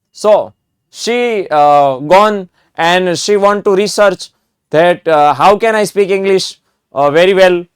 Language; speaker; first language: English; non-native, local second language; Gujarati